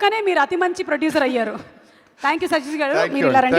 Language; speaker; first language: Telugu; native; Telugu